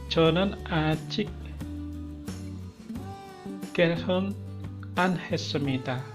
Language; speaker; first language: Korean; non-native, fluent; Indonesian